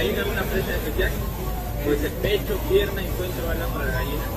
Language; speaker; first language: Spanish; native; Spanish